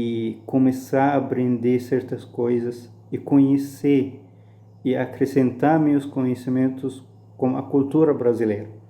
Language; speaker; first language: Portuguese; non-native, fluent; Arabic